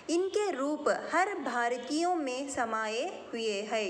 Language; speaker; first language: Hindi; non-native, local second language; Telugu